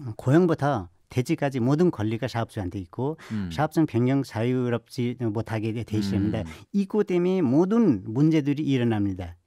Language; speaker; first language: Korean; non-native, learner; Nepali